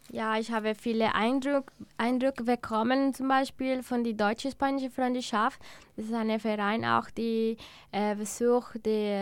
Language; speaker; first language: German; non-native, learner; Spanish